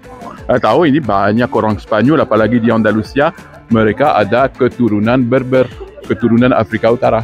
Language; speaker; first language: Indonesian; non-native, fluent; Spanish